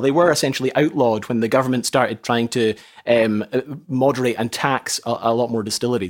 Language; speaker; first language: English; native; English